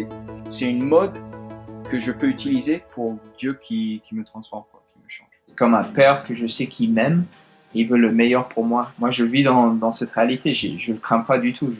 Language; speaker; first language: French; early bilingual, heritage; French